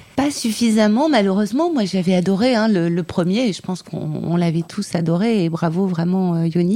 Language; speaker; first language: French; native; French